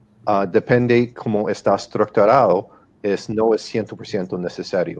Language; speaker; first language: Spanish; non-native, fluent; English